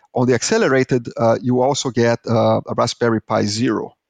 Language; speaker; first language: English; non-native, fluent; Portuguese